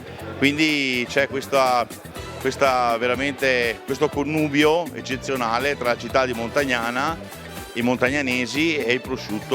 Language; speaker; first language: Italian; native; Italian